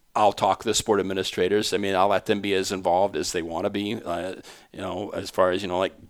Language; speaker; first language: English; native; English